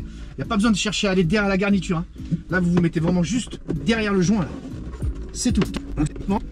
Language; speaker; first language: French; native; French